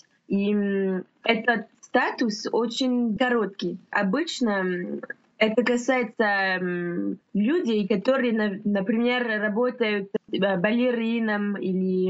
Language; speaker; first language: Russian; non-native, fluent; French